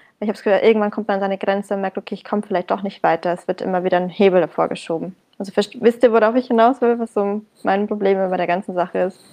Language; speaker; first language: German; early bilingual, other home language; Arabic